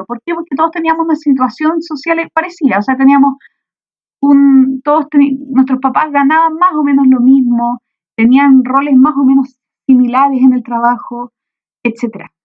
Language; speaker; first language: Spanish; native; Spanish